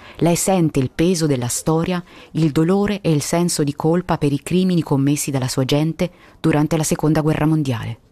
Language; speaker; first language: Italian; native; Italian